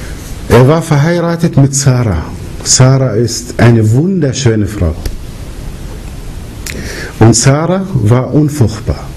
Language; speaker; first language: German; early bilingual, other home language; Arabic